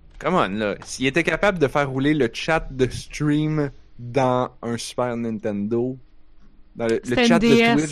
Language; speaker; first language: French; native; French